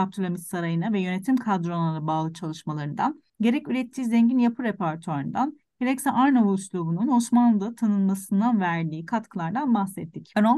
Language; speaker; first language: Turkish; native; Turkish